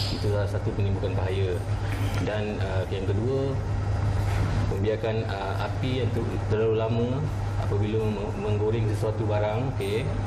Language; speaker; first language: Malay; native; Malay